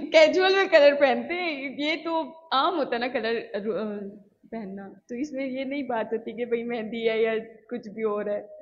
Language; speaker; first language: Urdu; native; Urdu